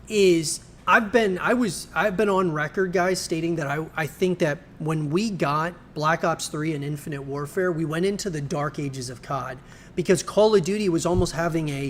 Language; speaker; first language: English; native; English